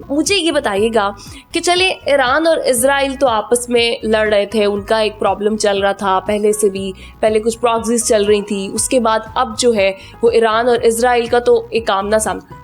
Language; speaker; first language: Urdu; native; Urdu